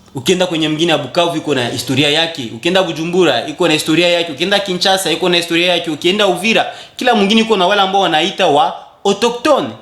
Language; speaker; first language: Swahili; native; Swahili